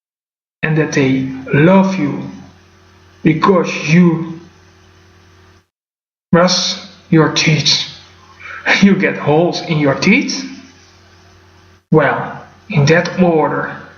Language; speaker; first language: English; non-native, fluent; Dutch